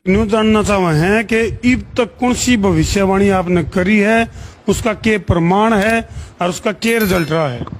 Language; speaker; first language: Hindi; native; Hindi